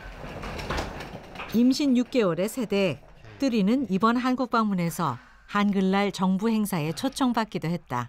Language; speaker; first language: Korean; native; Korean